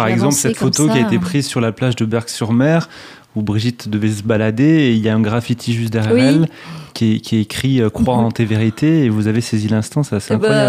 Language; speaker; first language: French; native; French